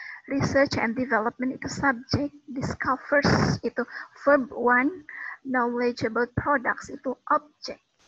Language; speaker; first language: English; non-native, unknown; Indonesian